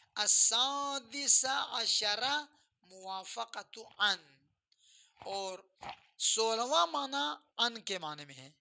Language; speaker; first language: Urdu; non-native, local second language; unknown